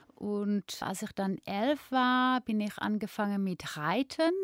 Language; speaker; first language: German; non-native, fluent; Dutch